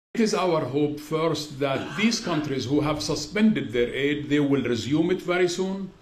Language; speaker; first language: English; non-native, fluent; Arabic